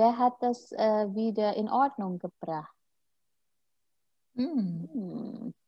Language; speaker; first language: German; non-native, fluent; Indonesian